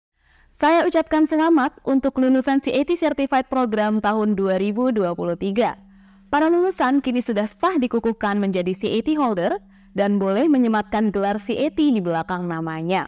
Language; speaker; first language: Indonesian; native; Indonesian